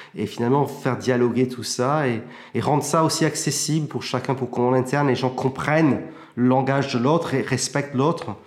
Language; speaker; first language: French; early bilingual, heritage; French